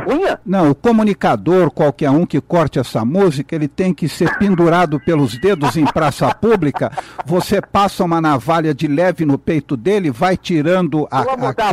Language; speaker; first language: Portuguese; native; Portuguese